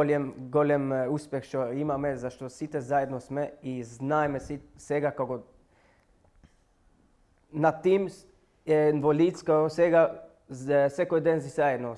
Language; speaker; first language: Macedonian; non-native, learner; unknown